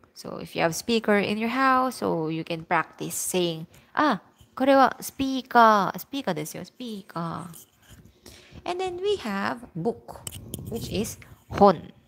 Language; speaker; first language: English; non-native, local second language; Filipino